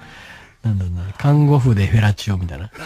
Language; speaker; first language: Japanese; native; Japanese